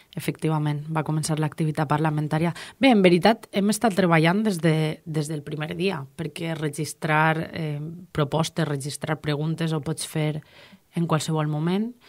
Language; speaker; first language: Catalan; native; Catalan